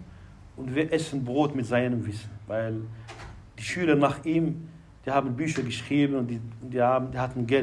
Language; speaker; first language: German; non-native, fluent; Arabic